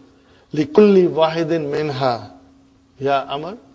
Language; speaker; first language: Arabic; non-native, fluent; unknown